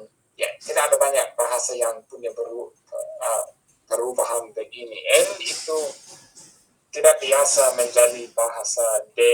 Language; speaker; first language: Indonesian; non-native, fluent; English